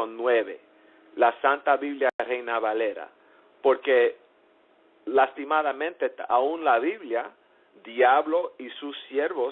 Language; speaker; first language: Spanish; early bilingual, heritage; English